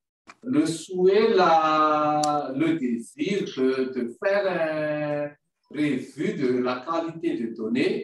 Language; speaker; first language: French; non-native, local second language; Malagasy